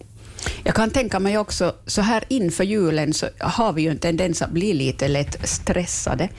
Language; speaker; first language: Swedish; native; Swedish